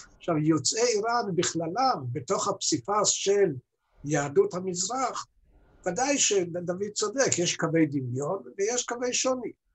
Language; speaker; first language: Hebrew; early bilingual, other home language; Persian